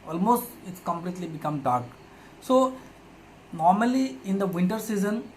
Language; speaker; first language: English; non-native, local second language; Assamese